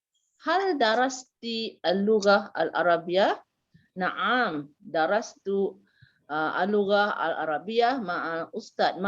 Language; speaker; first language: Arabic; non-native, learner; Malay